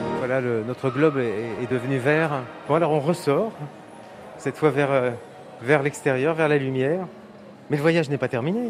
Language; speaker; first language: French; native; French